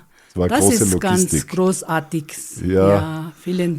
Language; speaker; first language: German; non-native, learner; Ladakhi